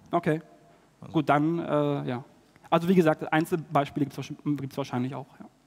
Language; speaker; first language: German; native; German